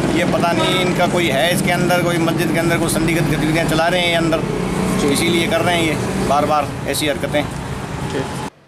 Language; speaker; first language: Hindi; native; Hindi